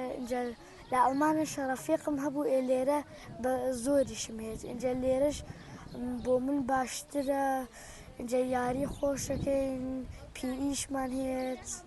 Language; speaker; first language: Central Kurdish; early bilingual, heritage; Central Kurdish